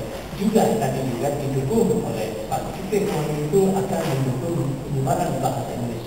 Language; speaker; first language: Indonesian; non-native, fluent; Japanese